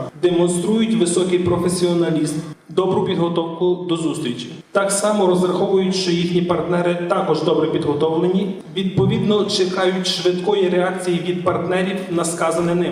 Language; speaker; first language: Ukrainian; native; Ukrainian